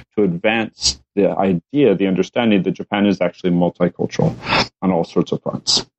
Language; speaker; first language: English; native; English